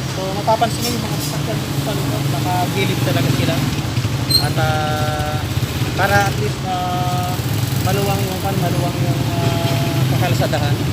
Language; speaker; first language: Filipino; non-native, local second language; Iloko